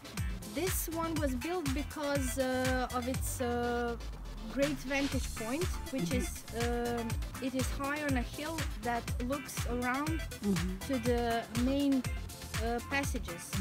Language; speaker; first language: English; non-native, fluent; Croatian